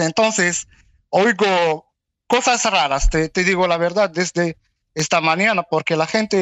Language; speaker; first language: Spanish; non-native, fluent; Arabic